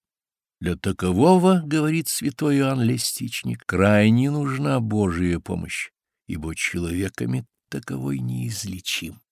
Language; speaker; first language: Russian; native; Russian